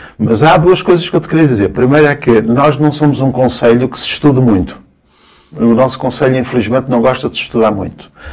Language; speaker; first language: Portuguese; early bilingual, other home language; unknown